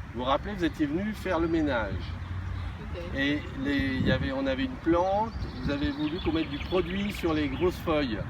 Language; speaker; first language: French; native; French